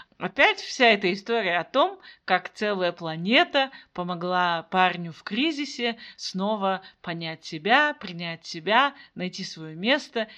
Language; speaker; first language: Russian; native; Russian